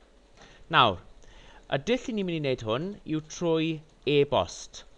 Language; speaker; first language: Welsh; non-native, local second language; English